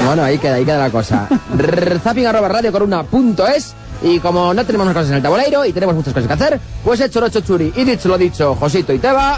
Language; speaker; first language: Spanish; native; Spanish